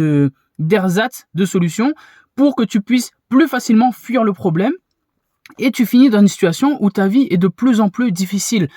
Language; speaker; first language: French; native; French